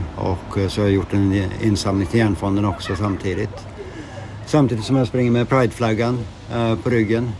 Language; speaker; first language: Swedish; native; Swedish